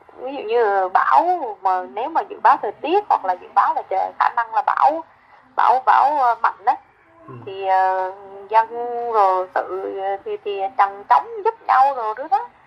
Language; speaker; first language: Vietnamese; native; Vietnamese